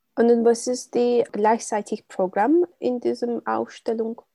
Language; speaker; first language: German; non-native, learner; Turkish